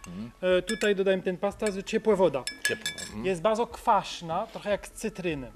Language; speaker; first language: Polish; non-native, learner; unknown